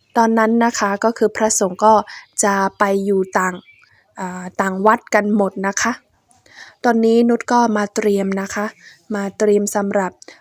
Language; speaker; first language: Thai; non-native, local second language; Shan